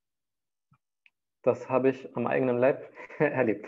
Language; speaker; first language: German; early bilingual, other home language; Turkish